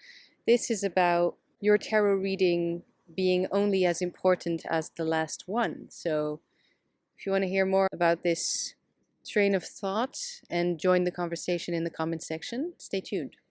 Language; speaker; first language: English; non-native, fluent; Dutch